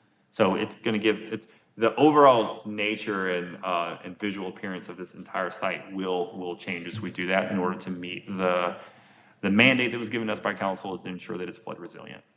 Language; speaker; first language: English; native; English